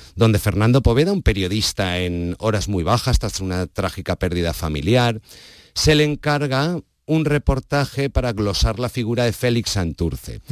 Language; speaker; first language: Spanish; native; Spanish